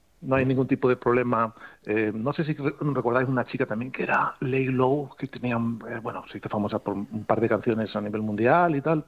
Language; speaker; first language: Spanish; native; Spanish